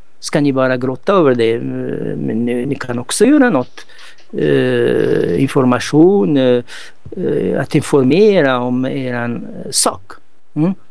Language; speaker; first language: Swedish; non-native, fluent; Arabic